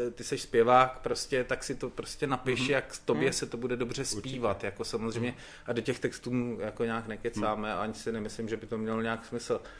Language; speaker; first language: Czech; native; Czech